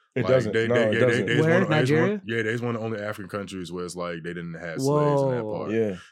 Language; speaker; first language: English; native; English